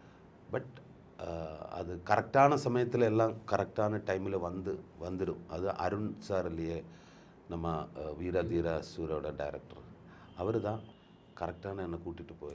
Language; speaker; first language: Tamil; non-native, learner; Malayalam